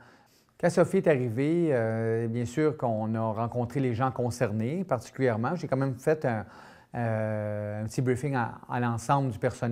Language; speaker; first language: French; native; French